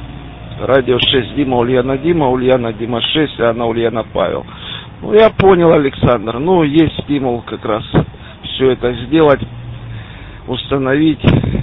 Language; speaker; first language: Russian; native; Russian